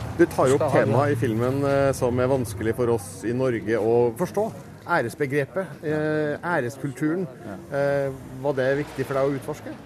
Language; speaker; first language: Norwegian; native; Norwegian